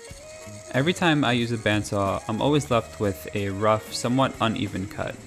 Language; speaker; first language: English; native; English